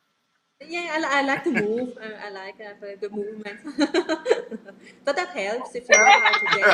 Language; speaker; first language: English; non-native, learner; Italian